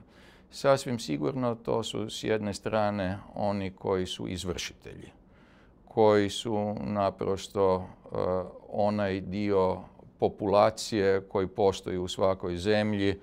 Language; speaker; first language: Serbian; native; Serbian